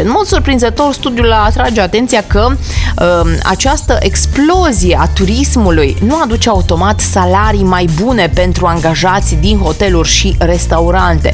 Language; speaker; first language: Romanian; native; Romanian